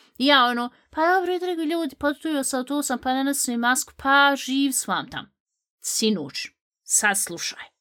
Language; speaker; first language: Bosnian; native; Bosnian